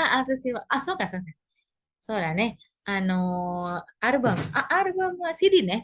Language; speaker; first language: Japanese; non-native, fluent; Indonesian